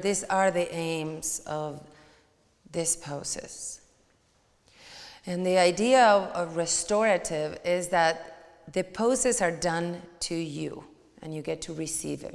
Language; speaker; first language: English; non-native, fluent; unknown